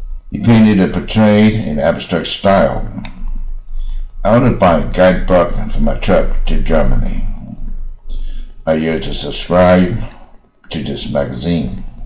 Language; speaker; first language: English; non-native, fluent; Chinese